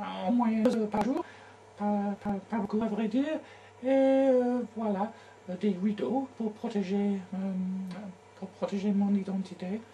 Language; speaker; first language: French; non-native, learner; English